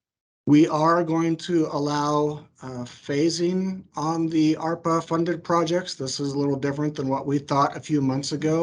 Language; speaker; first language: English; native; English